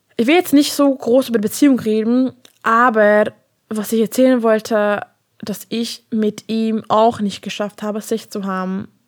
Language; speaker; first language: German; non-native, fluent; Hungarian